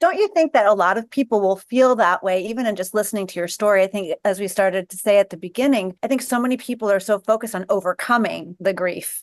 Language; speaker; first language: English; native; English